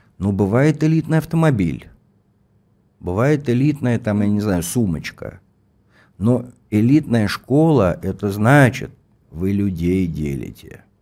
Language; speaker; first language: Russian; native; Russian